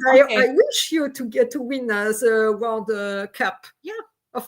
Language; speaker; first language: English; non-native, fluent; French